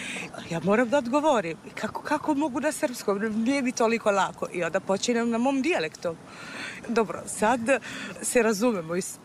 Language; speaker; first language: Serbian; non-native, fluent; Italian